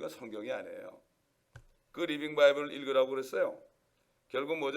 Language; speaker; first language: Korean; native; Korean